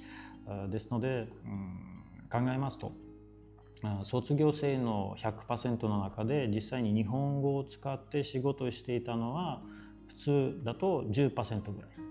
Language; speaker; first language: Japanese; non-native, fluent; Russian